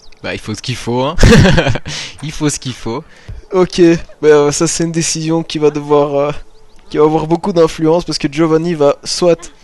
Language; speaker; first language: French; native; French